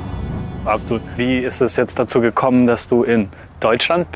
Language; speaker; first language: German; early bilingual, other home language; Serbian